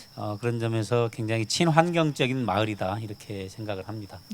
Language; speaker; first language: Korean; native; Korean